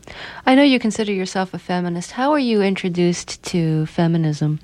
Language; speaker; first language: English; native; English